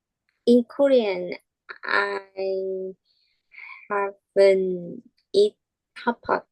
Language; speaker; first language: English; non-native, learner; Vietnamese